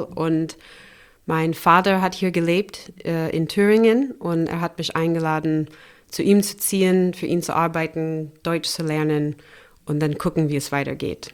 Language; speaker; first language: German; non-native, fluent; English